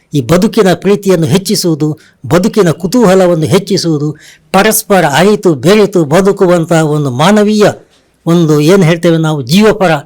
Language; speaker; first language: Kannada; non-native, local second language; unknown